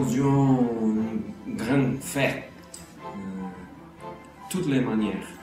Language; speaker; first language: French; non-native, learner; Portuguese